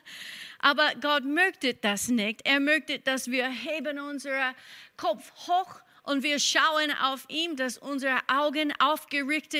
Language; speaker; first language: German; non-native, fluent; English